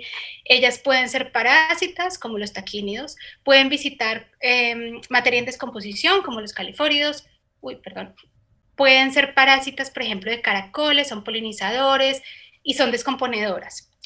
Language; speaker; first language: Spanish; native; Spanish